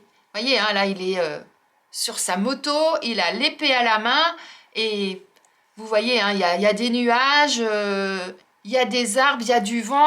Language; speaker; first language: French; native; French